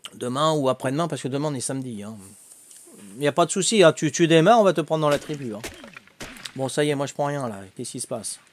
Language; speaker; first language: French; native; French